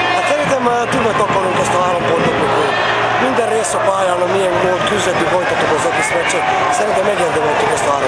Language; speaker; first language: Hungarian; non-native, learner; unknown